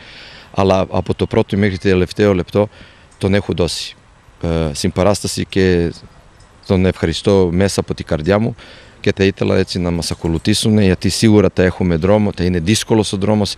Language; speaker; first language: Greek; non-native, fluent; Serbian